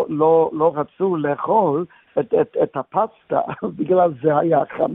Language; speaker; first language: Hebrew; non-native, fluent; English